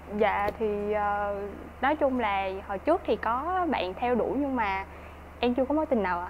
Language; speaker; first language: Vietnamese; native; Vietnamese